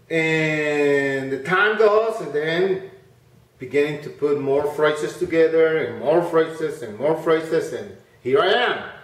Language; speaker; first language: English; non-native, fluent; Spanish